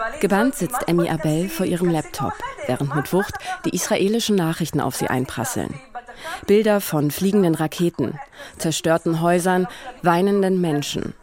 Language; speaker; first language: German; native; German